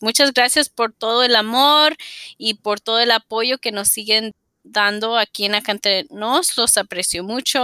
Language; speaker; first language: Spanish; early bilingual, heritage; Spanish